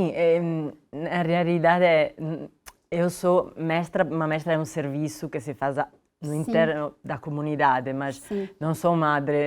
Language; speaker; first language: Portuguese; non-native, fluent; Italian